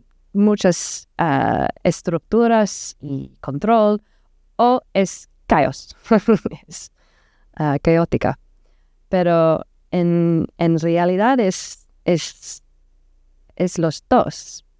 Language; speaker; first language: Spanish; non-native, learner; English